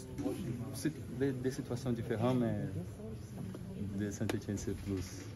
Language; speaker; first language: French; non-native, learner; Portuguese